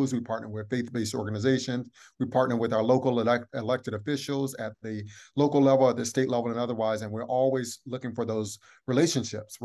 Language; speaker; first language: English; native; English